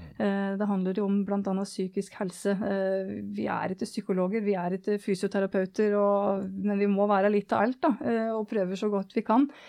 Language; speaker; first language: Norwegian; native; Norwegian